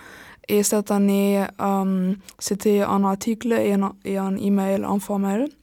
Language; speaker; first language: French; non-native, learner; German